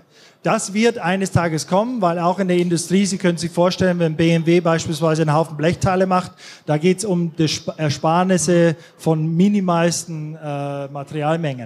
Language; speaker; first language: German; non-native, fluent; English